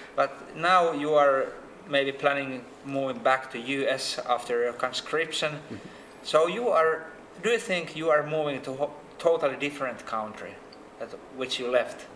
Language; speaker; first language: English; non-native, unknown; Finnish